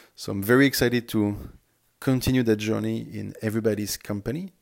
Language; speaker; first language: English; non-native, fluent; French